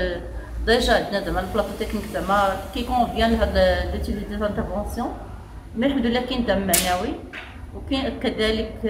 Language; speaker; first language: Arabic; native; Arabic